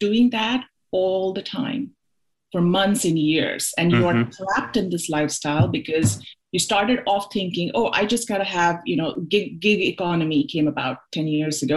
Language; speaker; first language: English; non-native, local second language; Hindi